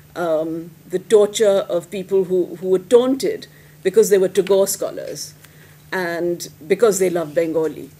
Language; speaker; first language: English; non-native, local second language; Hindi